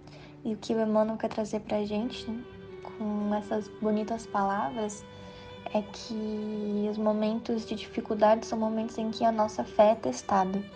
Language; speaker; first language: Portuguese; native; Portuguese